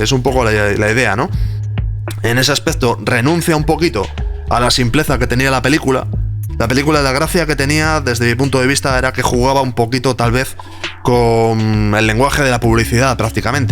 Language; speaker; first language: Spanish; native; Spanish